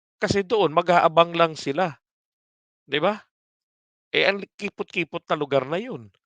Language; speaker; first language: Filipino; native; Filipino